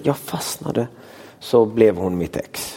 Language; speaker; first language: Swedish; early bilingual, other home language; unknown